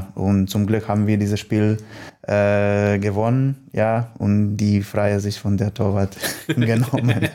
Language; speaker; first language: German; non-native, learner; Polish